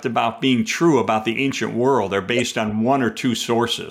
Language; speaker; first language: English; native; English